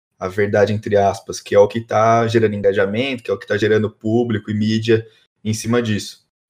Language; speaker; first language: Portuguese; native; Portuguese